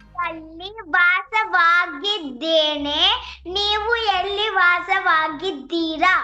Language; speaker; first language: Kannada; non-native, learner; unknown